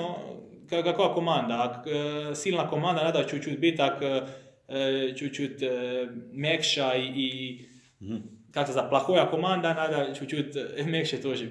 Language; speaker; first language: Russian; non-native, learner; Croatian